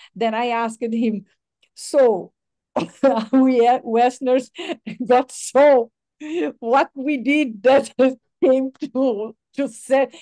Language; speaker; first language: English; non-native, learner; Portuguese